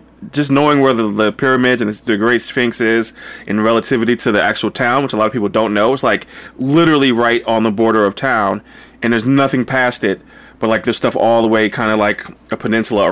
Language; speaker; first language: English; native; English